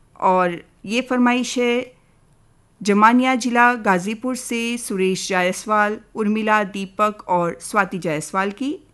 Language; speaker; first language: Hindi; native; Hindi